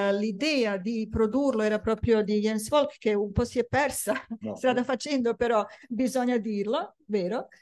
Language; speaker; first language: Italian; non-native, fluent; Bosnian